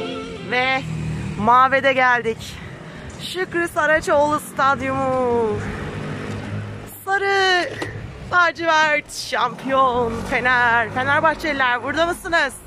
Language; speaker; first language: Turkish; native; Turkish